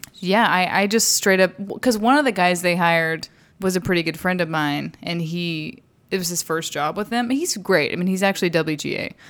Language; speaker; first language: English; native; English